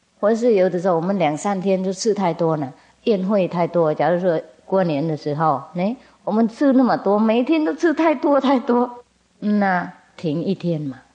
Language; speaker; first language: Chinese; non-native, fluent; Vietnamese